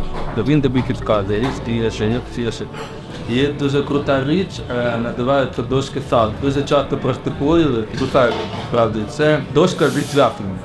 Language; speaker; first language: Ukrainian; native; Ukrainian